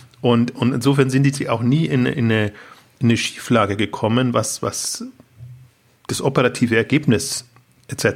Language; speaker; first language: German; native; German